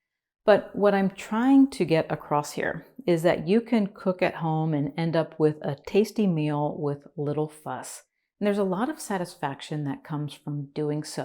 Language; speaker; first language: English; native; English